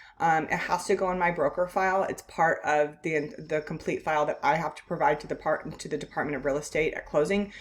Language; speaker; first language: English; native; English